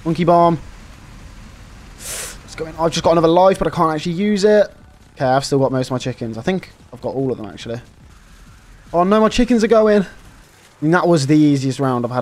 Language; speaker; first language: English; native; English